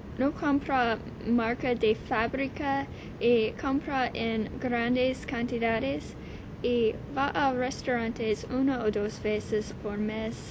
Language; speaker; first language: Spanish; non-native, learner; English